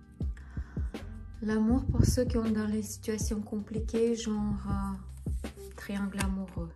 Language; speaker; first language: French; non-native, fluent; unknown